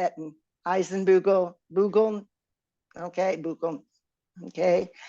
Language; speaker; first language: German; non-native, fluent; English